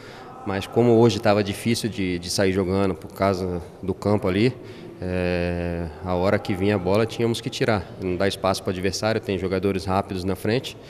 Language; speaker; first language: Portuguese; native; Portuguese